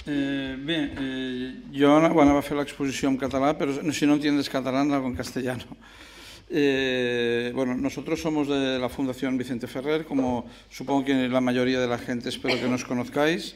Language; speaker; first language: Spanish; non-native, local second language; Catalan